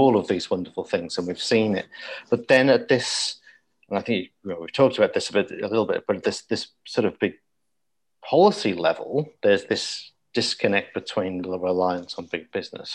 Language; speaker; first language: English; native; English